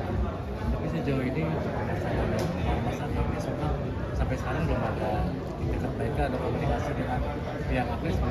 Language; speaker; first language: Indonesian; native; Indonesian